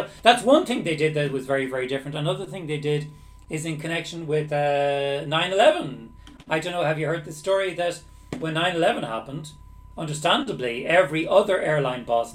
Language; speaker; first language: English; native; English